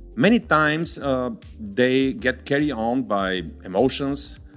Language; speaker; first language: English; non-native, fluent; Bulgarian